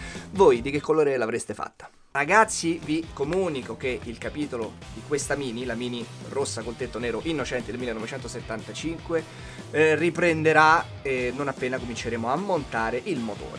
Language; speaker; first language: Italian; native; Italian